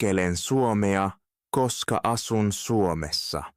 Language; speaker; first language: Finnish; non-native, fluent; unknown